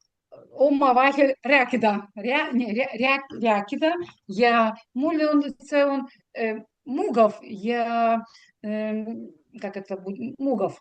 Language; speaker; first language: Estonian; non-native, learner; Russian